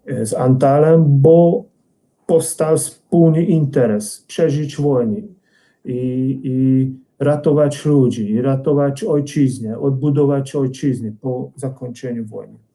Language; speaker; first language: Polish; non-native, fluent; Hungarian